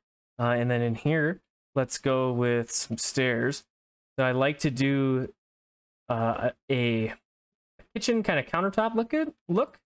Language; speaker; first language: English; native; English